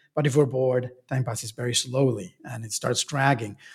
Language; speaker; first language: English; non-native, fluent; Spanish